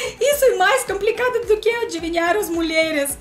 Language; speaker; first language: Portuguese; non-native, learner; Russian